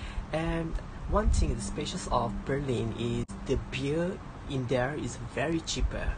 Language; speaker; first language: English; non-native, learner; Malay